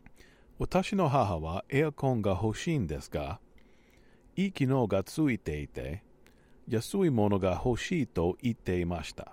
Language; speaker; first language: Japanese; non-native, learner; English